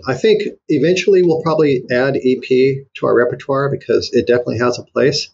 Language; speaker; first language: English; native; English